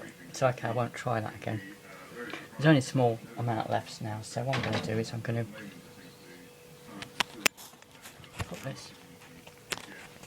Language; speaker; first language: English; native; English